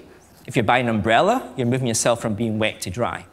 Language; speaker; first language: English; native; English